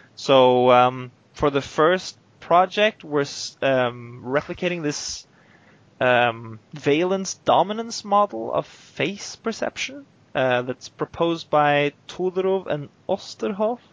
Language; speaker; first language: English; non-native, fluent; Norwegian